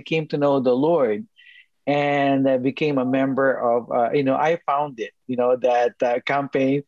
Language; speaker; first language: English; non-native, local second language; Filipino